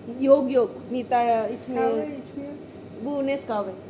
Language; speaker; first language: Turkish; non-native, learner; Gujarati